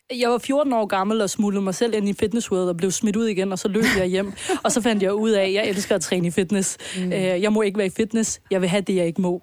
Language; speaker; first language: Danish; early bilingual, other home language; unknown